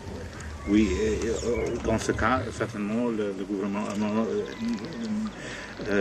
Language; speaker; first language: French; non-native, learner; German